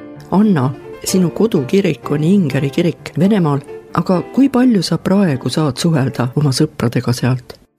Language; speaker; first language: Estonian; native; Estonian